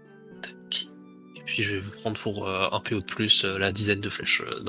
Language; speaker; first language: French; native; French